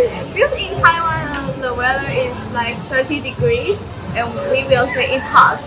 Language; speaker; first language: English; non-native, learner; Chinese